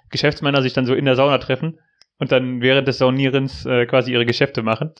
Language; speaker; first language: German; native; German